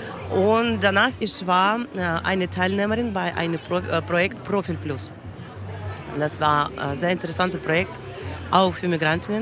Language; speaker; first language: German; non-native, learner; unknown